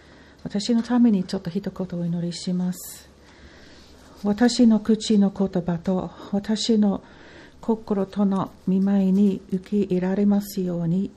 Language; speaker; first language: Japanese; non-native, fluent; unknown